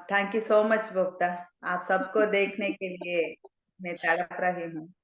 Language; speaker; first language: Hindi; non-native, local second language; Telugu